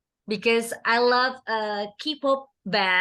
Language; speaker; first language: English; non-native, learner; Indonesian